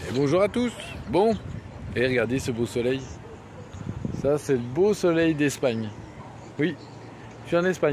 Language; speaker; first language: French; native; French